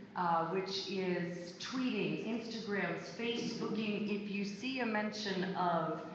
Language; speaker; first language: English; native; English